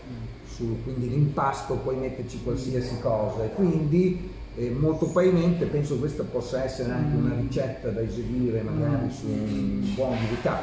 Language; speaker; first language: Italian; native; Italian